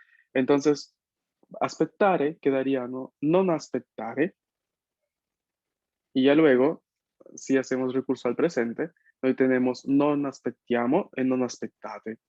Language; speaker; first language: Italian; non-native, fluent; Spanish